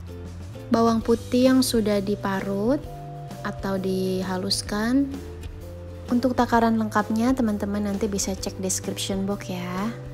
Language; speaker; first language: Indonesian; native; Indonesian